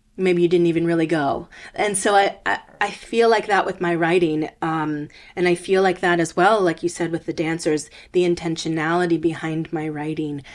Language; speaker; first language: English; early bilingual, other home language; Spanish